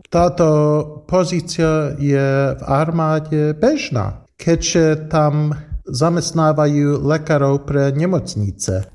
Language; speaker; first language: Slovak; early bilingual, heritage; Slovak